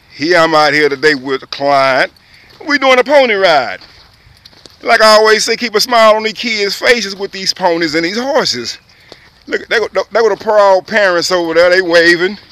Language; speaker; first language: English; native; English